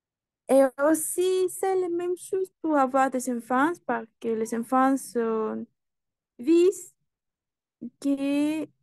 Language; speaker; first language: French; non-native, learner; Spanish